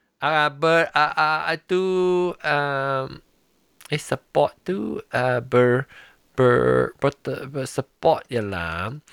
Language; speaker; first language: Malay; non-native, local second language; Min Nan Chinese